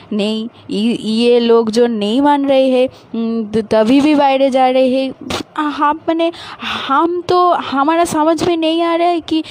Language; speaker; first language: Hindi; non-native, local second language; Bangla